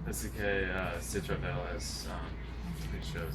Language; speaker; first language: French; non-native, learner; English